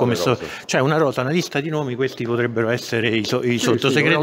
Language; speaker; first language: Italian; native; Italian